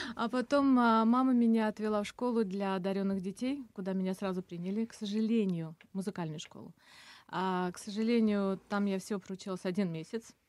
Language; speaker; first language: Russian; non-native, local second language; Assyrian Neo-Aramaic